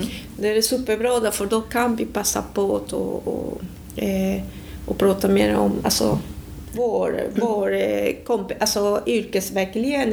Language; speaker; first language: Swedish; non-native, fluent; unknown